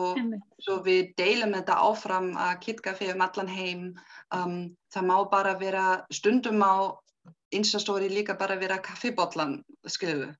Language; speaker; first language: Icelandic; non-native, learner; German